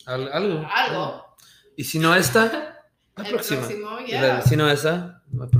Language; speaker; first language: Spanish; early bilingual, heritage; Spanish